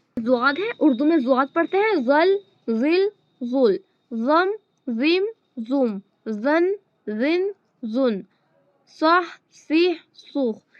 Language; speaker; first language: Hindi; native; Hindi